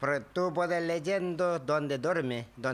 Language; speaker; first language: Spanish; non-native, learner; Tibetan